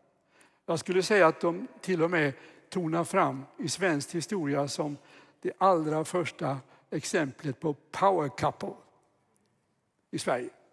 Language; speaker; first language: Swedish; native; Swedish